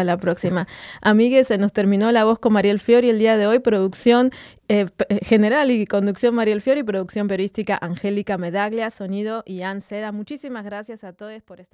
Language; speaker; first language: Spanish; native; Spanish